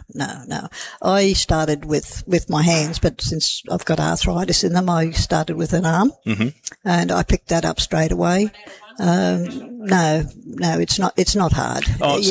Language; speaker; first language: English; native; English